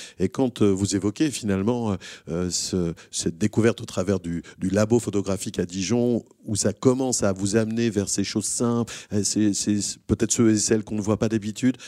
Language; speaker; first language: French; native; French